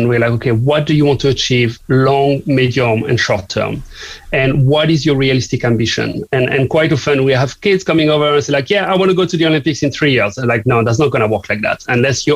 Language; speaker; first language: English; non-native, fluent; French